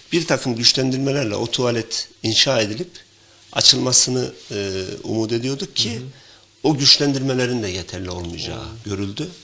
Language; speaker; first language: Turkish; native; Turkish